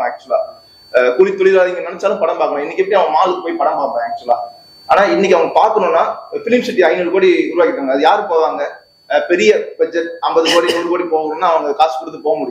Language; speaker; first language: Tamil; native; Tamil